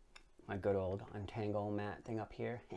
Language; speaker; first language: English; native; English